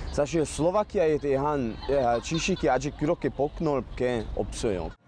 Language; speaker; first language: Korean; non-native, fluent; Slovak